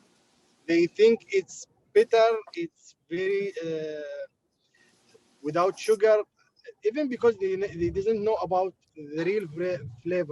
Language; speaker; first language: English; non-native, learner; Arabic